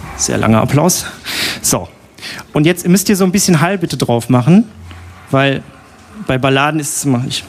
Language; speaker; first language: German; native; German